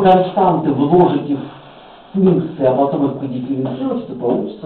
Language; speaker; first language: Russian; native; Russian